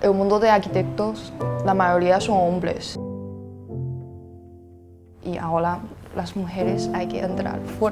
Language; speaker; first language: Spanish; non-native, fluent; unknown